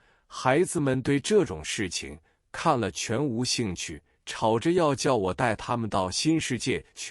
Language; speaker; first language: Chinese; native; Chinese